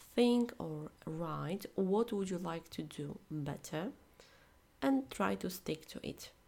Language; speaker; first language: English; non-native, fluent; Polish